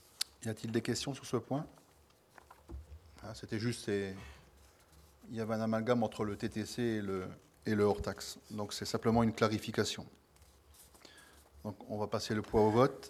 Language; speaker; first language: French; native; French